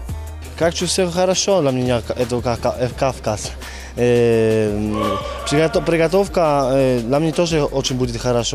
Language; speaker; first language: Russian; non-native, learner; Polish